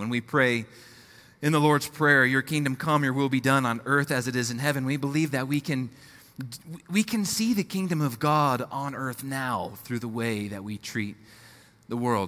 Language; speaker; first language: English; native; English